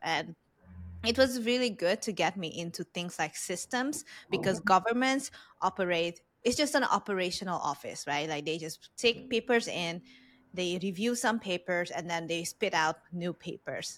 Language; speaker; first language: English; non-native, fluent; Hungarian